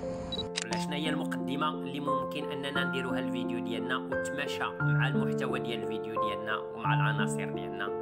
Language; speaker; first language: Arabic; native; Arabic